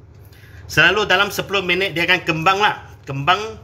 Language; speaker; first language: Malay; non-native, local second language; Chinese